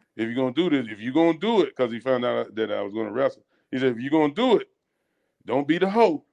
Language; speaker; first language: English; native; English